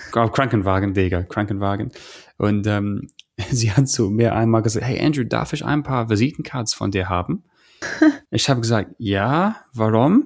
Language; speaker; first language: German; non-native, fluent; English